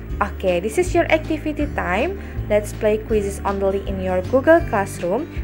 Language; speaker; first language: English; non-native, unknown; Indonesian